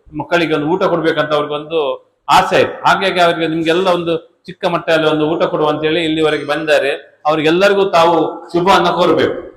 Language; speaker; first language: Kannada; native; Kannada